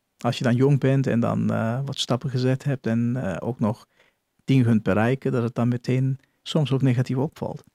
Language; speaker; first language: Dutch; non-native, fluent; Turkish